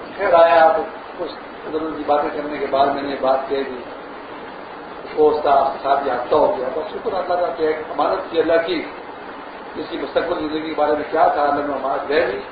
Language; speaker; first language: Urdu; non-native, local second language; Pashto